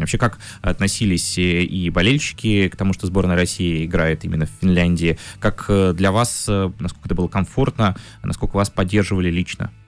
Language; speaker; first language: Russian; native; Russian